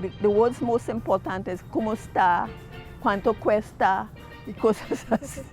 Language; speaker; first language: Spanish; non-native, learner; English